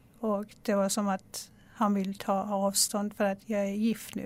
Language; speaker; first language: Swedish; non-native, fluent; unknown